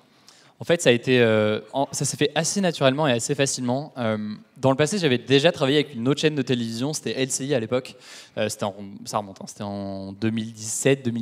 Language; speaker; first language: French; native; French